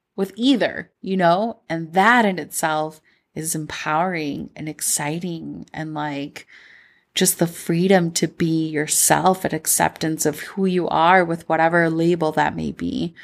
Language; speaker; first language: English; early bilingual, other home language; Spanish